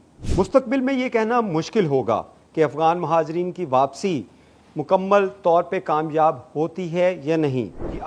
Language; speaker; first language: Urdu; native; Urdu